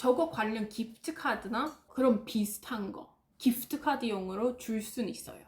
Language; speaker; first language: Korean; non-native, fluent; English